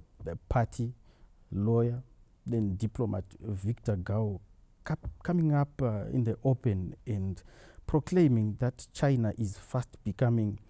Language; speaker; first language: English; non-native, local second language; Shona